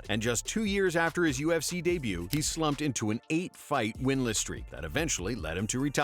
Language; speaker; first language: English; native; English